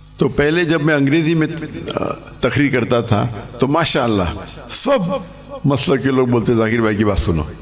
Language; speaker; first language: Urdu; non-native, local second language; English